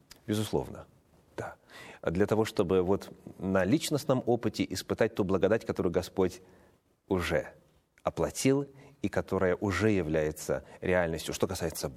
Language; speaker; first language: Russian; native; Russian